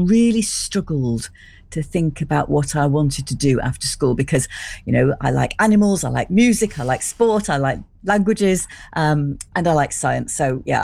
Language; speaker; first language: English; native; English